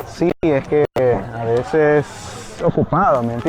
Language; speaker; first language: Spanish; non-native, fluent; English